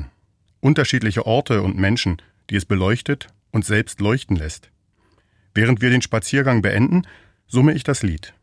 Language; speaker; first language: German; native; German